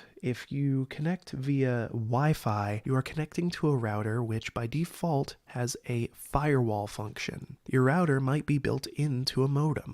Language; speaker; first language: English; native; English